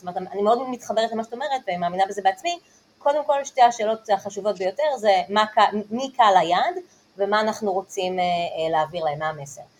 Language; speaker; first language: Hebrew; native; Hebrew